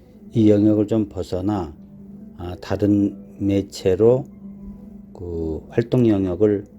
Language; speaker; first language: Korean; native; Korean